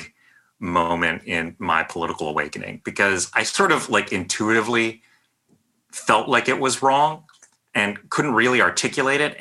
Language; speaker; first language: English; native; English